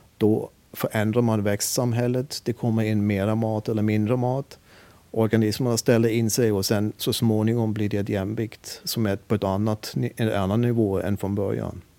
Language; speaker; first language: Swedish; non-native, fluent; German